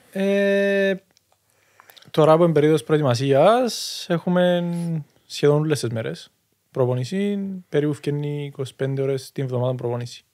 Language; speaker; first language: Greek; native; Greek